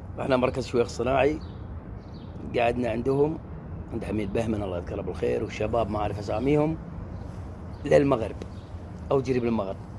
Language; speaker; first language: Arabic; native; Arabic